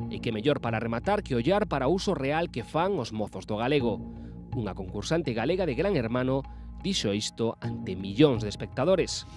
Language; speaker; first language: Galician; native; Galician